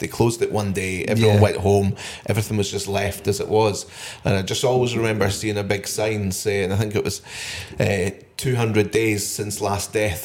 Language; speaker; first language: English; native; English